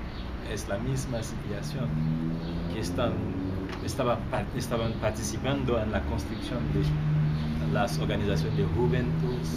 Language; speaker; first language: Spanish; non-native, learner; Haitian Creole